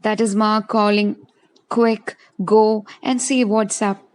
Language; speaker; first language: English; non-native, local second language; Malayalam